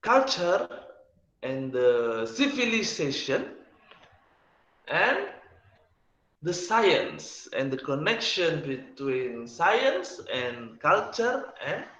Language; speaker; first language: English; non-native, learner; Indonesian